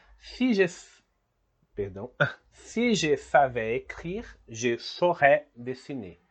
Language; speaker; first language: French; non-native, fluent; Portuguese